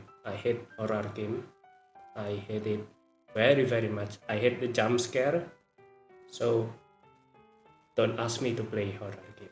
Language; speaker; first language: English; non-native, learner; Indonesian